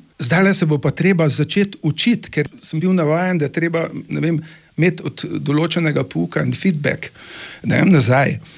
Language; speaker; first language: Slovenian; native; Slovenian